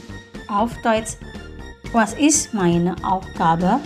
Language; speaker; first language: German; non-native, fluent; Indonesian